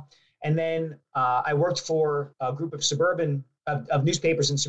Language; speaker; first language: English; native; English